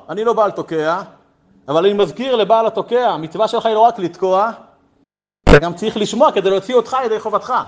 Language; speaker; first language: Hebrew; native; Hebrew